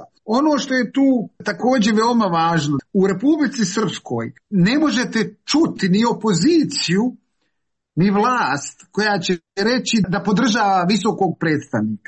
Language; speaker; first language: Serbian; native; Serbian